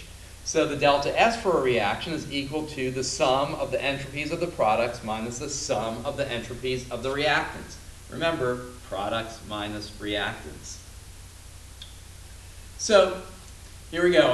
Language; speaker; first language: English; native; English